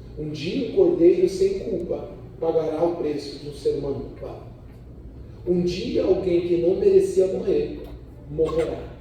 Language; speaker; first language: Portuguese; early bilingual, other home language; Spanish